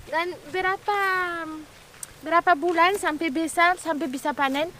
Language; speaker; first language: Indonesian; non-native, learner; French